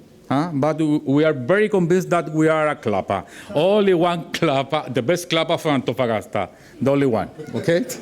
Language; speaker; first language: English; non-native, learner; Spanish